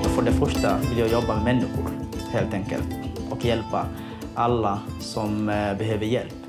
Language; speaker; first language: Swedish; non-native, fluent; Somali